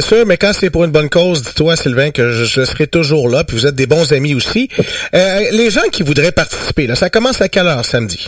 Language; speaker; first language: French; native; French